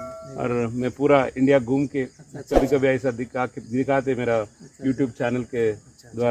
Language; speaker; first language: Hindi; non-native, local second language; Telugu